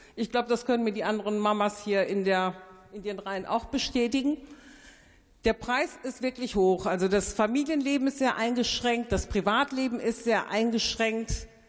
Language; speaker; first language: German; early bilingual, other home language; Turkish